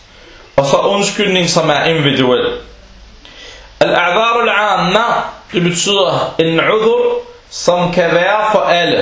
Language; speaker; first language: Danish; non-native, fluent; Arabic